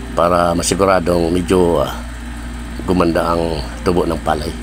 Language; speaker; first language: Filipino; non-native, local second language; Bikol